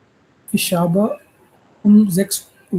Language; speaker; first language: German; non-native, learner; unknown